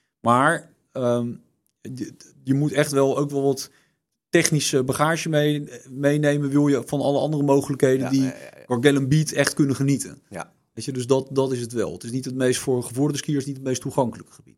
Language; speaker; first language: Dutch; native; Dutch